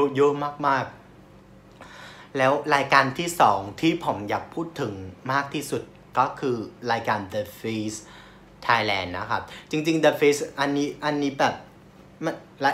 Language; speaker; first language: Thai; non-native, fluent; Vietnamese